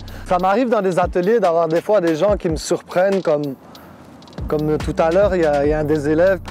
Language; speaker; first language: French; native; French